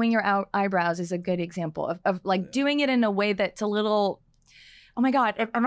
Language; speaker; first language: English; native; English